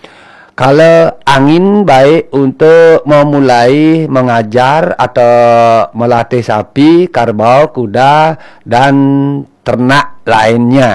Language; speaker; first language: Indonesian; non-native, local second language; Balinese